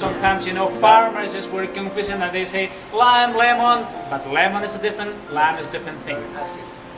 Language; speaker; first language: English; non-native, fluent; Spanish